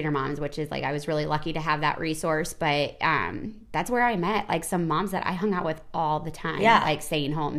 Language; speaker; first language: English; native; English